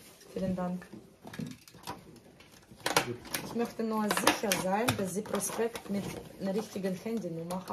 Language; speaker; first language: German; non-native, fluent; Russian